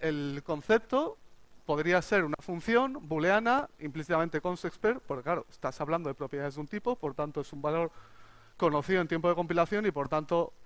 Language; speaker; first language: Spanish; native; Spanish